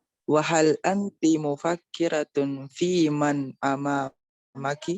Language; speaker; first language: Arabic; non-native, learner; Indonesian